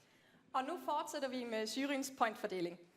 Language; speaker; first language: Danish; native; Danish